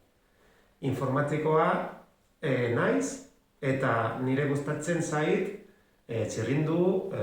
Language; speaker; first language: Basque; non-native, learner; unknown